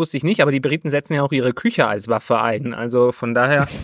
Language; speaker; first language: German; native; German